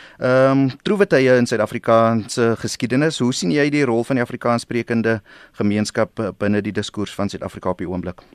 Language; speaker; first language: Afrikaans; native; Afrikaans